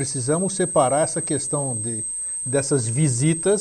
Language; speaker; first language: Portuguese; native; Portuguese